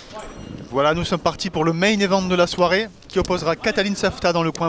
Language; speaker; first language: French; native; French